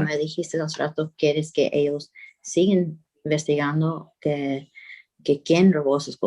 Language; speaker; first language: Spanish; early bilingual, heritage; Spanish